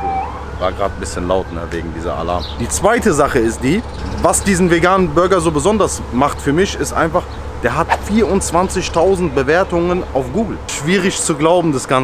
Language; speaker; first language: German; non-native, local second language; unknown